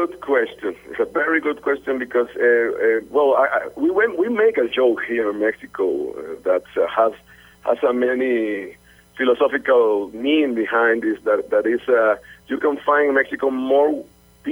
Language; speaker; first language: English; non-native, learner; Spanish